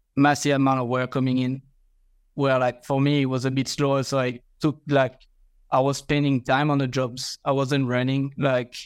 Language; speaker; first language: English; non-native, fluent; French